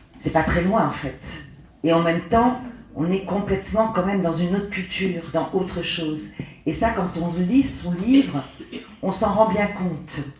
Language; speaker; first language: French; native; French